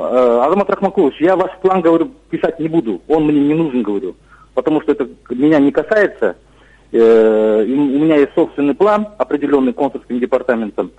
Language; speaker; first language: Russian; non-native, local second language; Kazakh